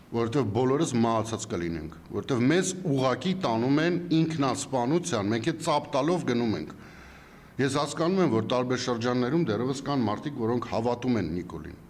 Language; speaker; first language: Armenian; native; Armenian